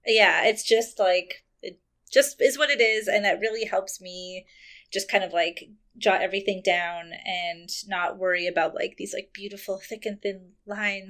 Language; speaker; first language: English; native; English